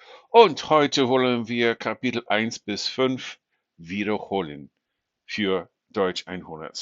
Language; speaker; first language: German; non-native, fluent; English